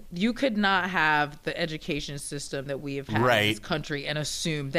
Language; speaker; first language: English; native; English